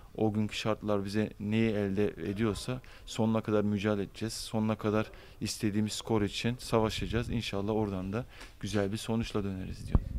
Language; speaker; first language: Turkish; early bilingual, heritage; Turkish